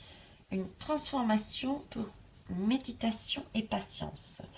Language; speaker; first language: French; native; French